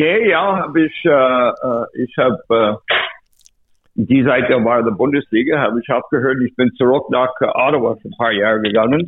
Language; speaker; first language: German; non-native, learner; English